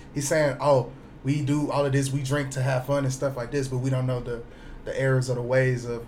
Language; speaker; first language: English; native; English